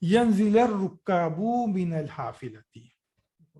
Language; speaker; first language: Arabic; non-native, fluent; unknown